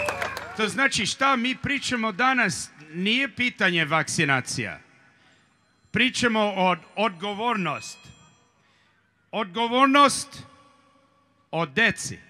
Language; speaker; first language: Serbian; early bilingual, heritage; Serbian